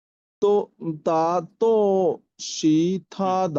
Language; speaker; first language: Chinese; non-native, learner; Bangla